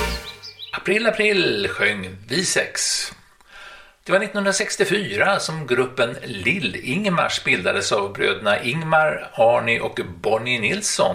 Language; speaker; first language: Swedish; native; Swedish